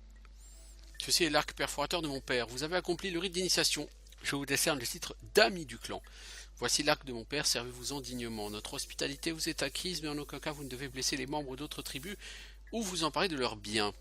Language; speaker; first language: French; native; French